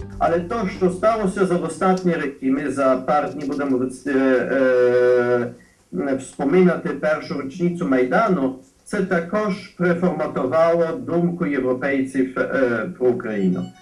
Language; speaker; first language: Ukrainian; non-native, fluent; Polish